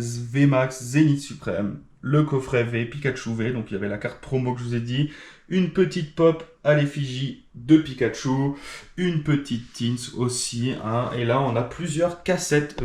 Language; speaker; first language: French; native; French